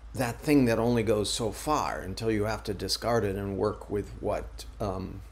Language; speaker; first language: English; native; English